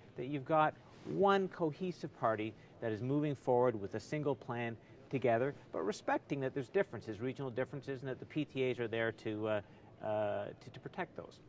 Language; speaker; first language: English; native; English